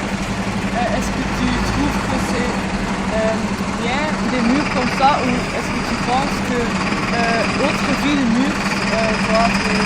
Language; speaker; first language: French; non-native, learner; Dutch